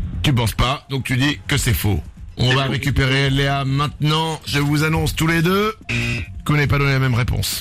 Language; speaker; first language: French; native; French